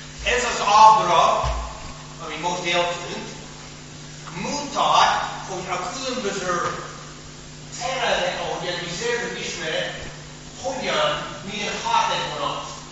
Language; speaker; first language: Hungarian; non-native, fluent; English